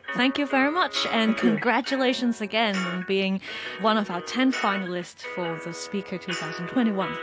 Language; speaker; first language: English; non-native, local second language; Cantonese